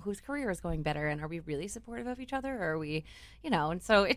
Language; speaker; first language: English; native; English